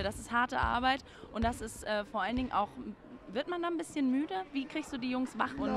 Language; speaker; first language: German; native; German